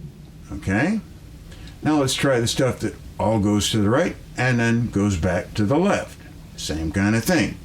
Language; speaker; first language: English; native; English